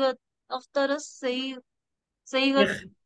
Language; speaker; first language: Arabic; non-native, learner; Urdu